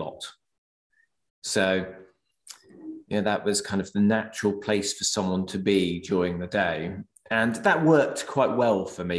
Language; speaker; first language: English; native; English